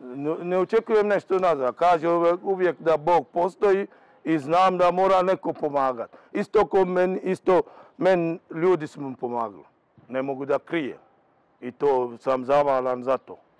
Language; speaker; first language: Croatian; non-native, learner; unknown